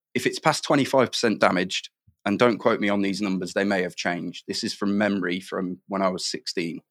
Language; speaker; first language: English; native; English